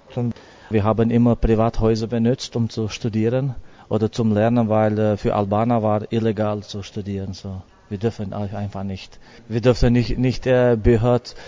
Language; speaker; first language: German; non-native, learner; Albanian